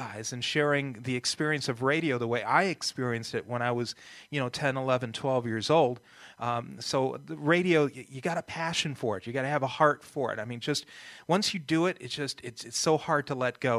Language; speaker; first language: English; early bilingual, other home language; Italian